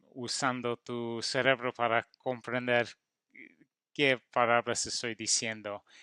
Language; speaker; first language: Spanish; non-native, learner; English